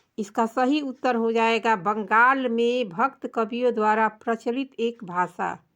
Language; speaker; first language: Hindi; native; Hindi